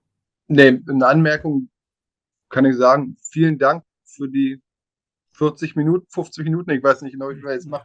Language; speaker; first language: German; native; German